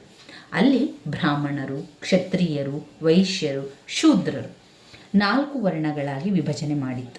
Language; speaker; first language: Kannada; native; Kannada